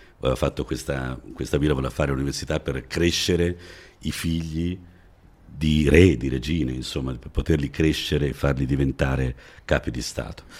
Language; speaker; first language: Italian; native; Italian